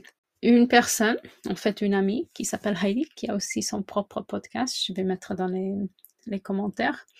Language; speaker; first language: French; non-native, fluent; English